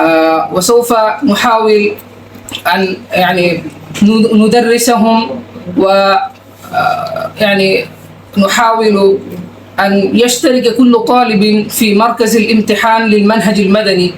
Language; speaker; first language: Arabic; non-native, fluent; Bangla